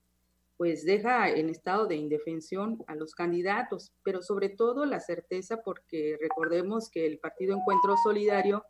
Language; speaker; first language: Spanish; native; Spanish